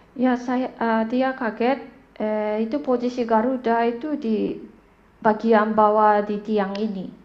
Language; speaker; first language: Indonesian; non-native, fluent; Japanese